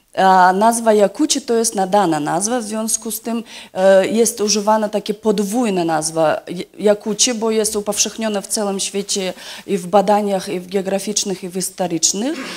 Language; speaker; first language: Polish; non-native, fluent; Yakut